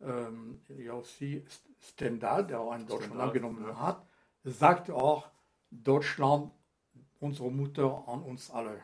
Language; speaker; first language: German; non-native, fluent; French